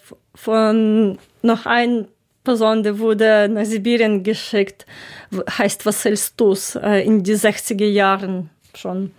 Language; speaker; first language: German; non-native, learner; Ukrainian